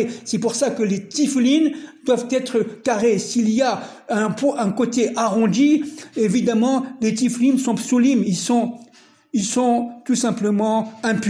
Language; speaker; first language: French; native; French